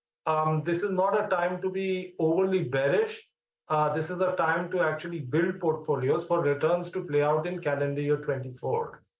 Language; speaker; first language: English; non-native, local second language; Hindi